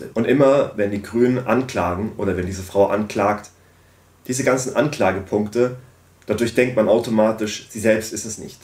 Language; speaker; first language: German; native; German